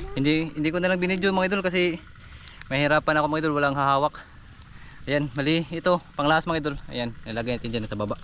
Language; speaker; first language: Filipino; non-native, local second language; Cebuano